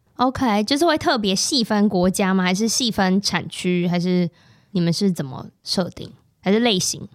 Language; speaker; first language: Chinese; native; Chinese